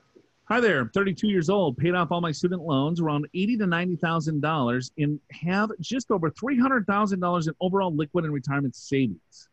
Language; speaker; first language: English; native; English